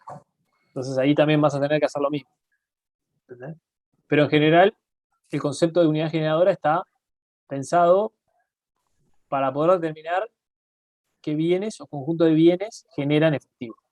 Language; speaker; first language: Spanish; native; Spanish